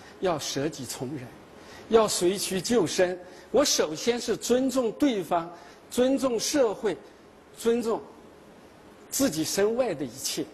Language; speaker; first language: Chinese; native; Chinese